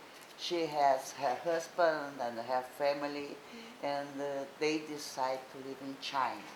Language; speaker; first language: English; non-native, learner; Portuguese